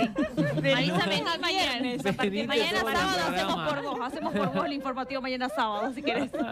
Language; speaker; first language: Spanish; native; Spanish